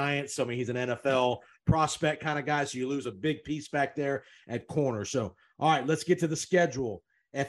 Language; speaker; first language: English; native; English